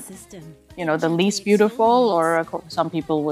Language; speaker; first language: English; non-native, local second language; Urdu